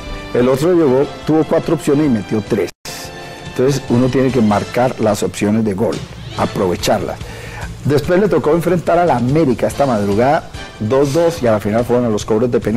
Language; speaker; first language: Spanish; native; Spanish